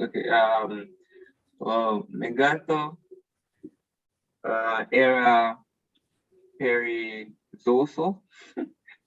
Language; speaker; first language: Spanish; non-native, learner; English